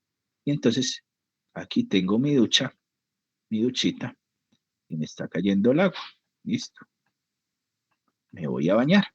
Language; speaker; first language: Spanish; native; Spanish